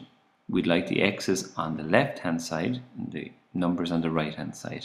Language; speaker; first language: English; native; English